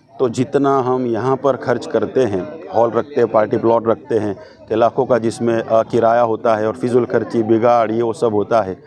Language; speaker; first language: Urdu; non-native, local second language; Gujarati